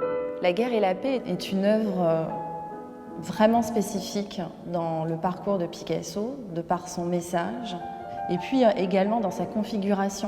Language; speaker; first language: French; native; French